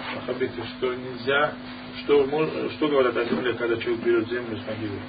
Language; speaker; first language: Russian; non-native, fluent; Persian